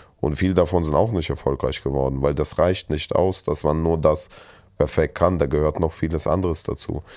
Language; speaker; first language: German; early bilingual, other home language; Russian